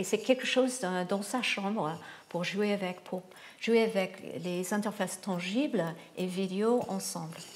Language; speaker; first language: French; non-native, fluent; English